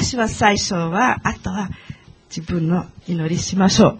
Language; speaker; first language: Japanese; non-native, learner; English